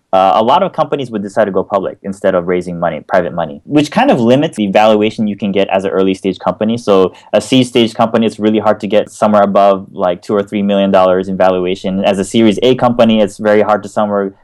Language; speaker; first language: English; native; English